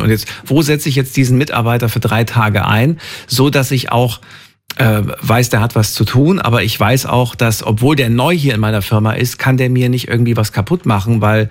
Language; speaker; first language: German; native; German